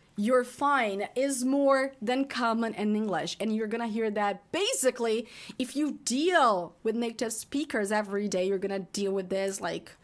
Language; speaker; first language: English; non-native, fluent; Portuguese